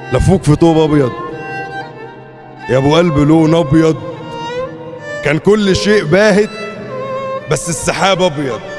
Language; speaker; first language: Arabic; native; Arabic